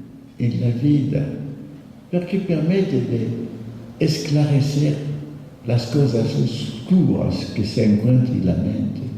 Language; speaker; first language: Spanish; non-native, fluent; French